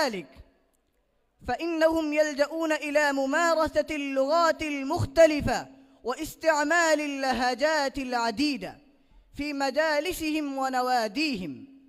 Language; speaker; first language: Arabic; non-native, learner; Bangla